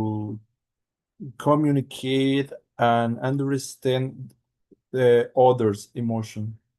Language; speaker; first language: English; non-native, learner; Spanish